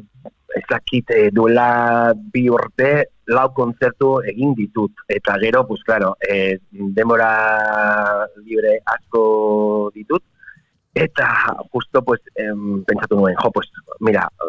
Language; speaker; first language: Basque; non-native, local second language; Spanish